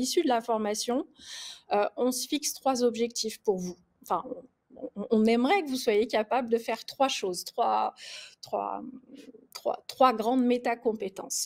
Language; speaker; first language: French; native; French